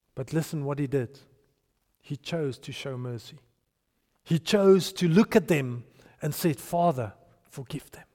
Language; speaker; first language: English; non-native, local second language; Afrikaans